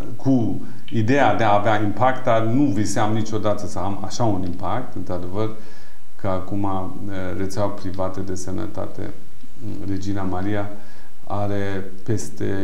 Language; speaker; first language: Romanian; non-native, fluent; Persian